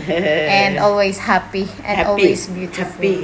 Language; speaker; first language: English; non-native, local second language; Filipino